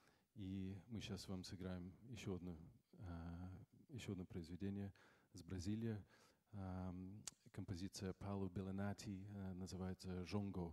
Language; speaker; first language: Russian; early bilingual, heritage; Russian